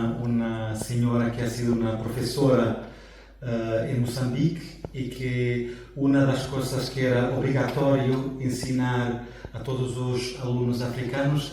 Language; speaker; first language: Spanish; non-native, fluent; Portuguese